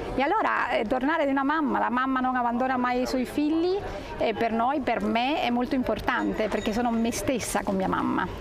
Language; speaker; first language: Italian; non-native, fluent; Spanish